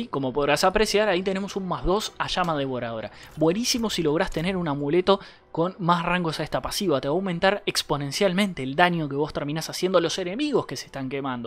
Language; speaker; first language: Spanish; native; Spanish